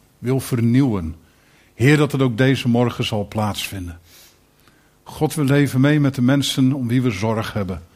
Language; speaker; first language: Dutch; native; Dutch